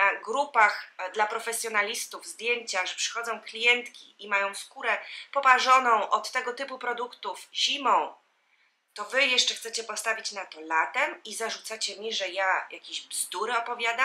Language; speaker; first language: Polish; native; Polish